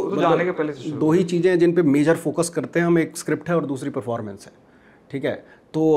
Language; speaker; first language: Hindi; native; Hindi